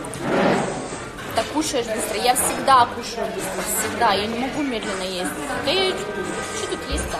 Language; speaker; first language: Russian; native; Russian